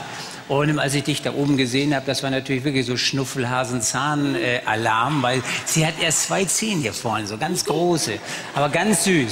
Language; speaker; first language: German; native; German